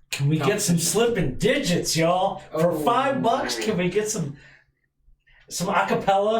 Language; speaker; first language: English; native; English